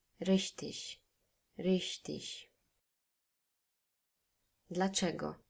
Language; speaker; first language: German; non-native, fluent; Polish